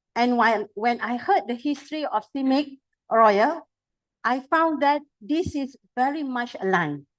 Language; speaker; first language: English; non-native, local second language; Malay